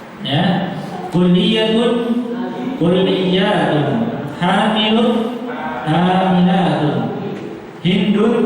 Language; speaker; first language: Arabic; non-native, fluent; Indonesian